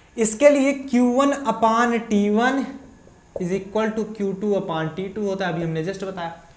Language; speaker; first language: Hindi; native; Hindi